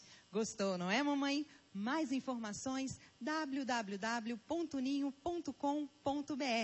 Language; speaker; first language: Portuguese; native; Portuguese